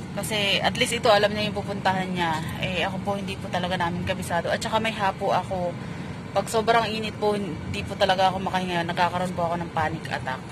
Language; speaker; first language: Filipino; native; Filipino